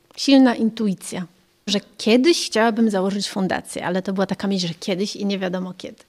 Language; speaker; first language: Polish; early bilingual, other home language; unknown